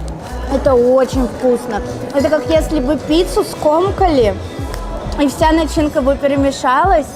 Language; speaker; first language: Russian; native; Russian